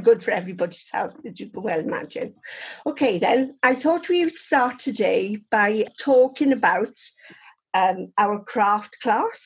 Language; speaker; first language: English; native; English